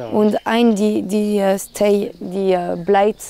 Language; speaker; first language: German; non-native, learner; French